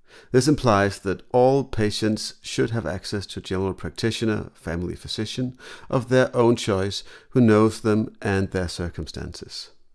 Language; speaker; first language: English; non-native, fluent; Danish